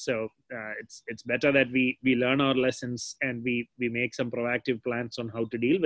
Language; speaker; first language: English; non-native, local second language; Malayalam